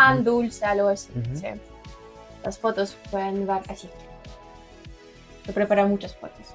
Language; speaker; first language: Spanish; non-native, learner; Ukrainian